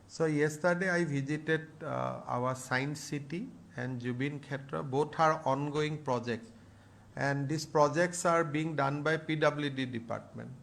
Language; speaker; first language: English; non-native, local second language; Assamese